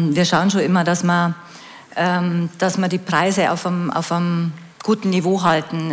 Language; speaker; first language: German; native; German